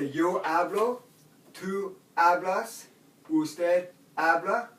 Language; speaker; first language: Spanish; non-native, fluent; English